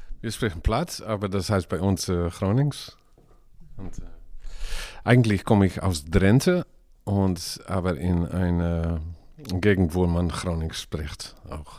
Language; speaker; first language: German; non-native, learner; Dutch